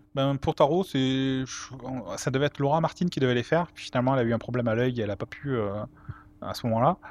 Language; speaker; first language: French; native; French